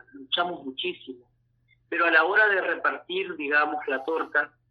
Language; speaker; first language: Spanish; native; Spanish